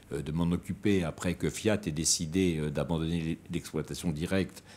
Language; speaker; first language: French; native; French